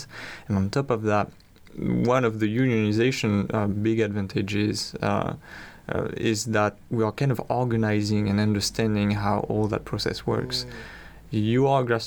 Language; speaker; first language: English; non-native, fluent; French